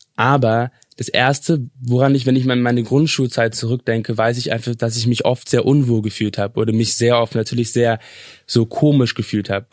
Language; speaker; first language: German; early bilingual, other home language; English